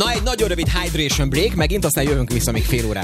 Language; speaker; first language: Hungarian; native; Hungarian